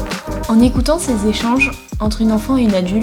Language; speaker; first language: French; native; French